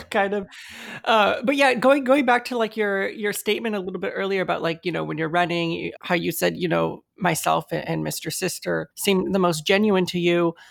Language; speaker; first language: English; native; English